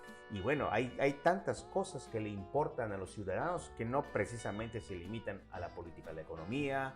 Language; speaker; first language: Spanish; native; Spanish